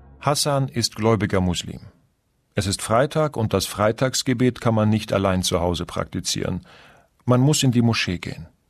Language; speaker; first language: German; non-native, fluent; Persian